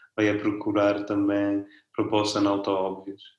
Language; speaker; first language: Portuguese; non-native, fluent; Italian